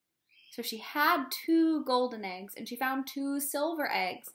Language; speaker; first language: English; native; English